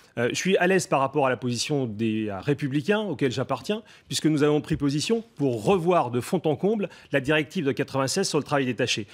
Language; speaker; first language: French; native; French